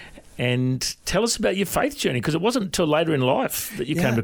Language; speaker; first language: English; native; English